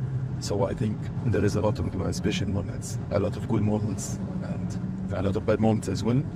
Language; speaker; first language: English; non-native, fluent; Arabic